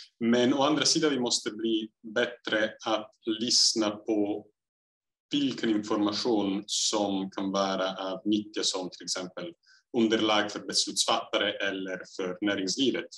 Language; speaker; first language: Swedish; non-native, fluent; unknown